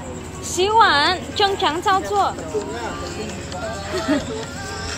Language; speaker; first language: Chinese; non-native, fluent; Vietnamese